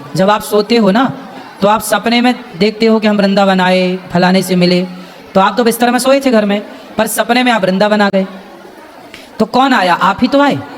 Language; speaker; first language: Hindi; native; Hindi